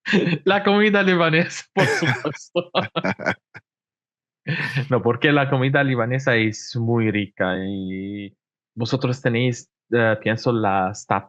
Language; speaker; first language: Spanish; non-native, fluent; Arabic